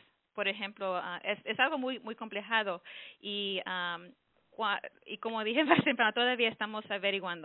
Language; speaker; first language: Spanish; early bilingual, heritage; English